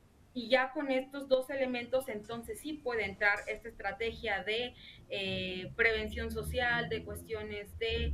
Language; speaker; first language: Spanish; native; Spanish